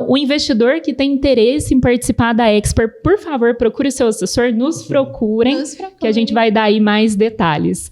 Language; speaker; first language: Portuguese; native; Portuguese